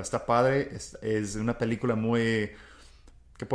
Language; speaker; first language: Spanish; non-native, fluent; English